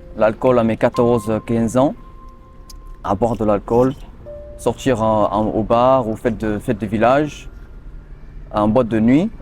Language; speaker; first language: French; early bilingual, other home language; English